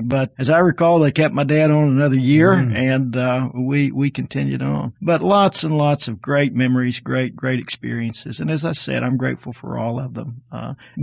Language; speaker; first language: English; native; English